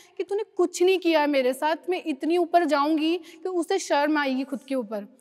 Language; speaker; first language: Hindi; native; Hindi